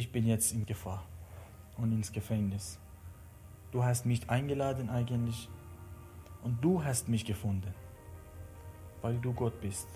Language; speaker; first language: German; non-native, learner; Persian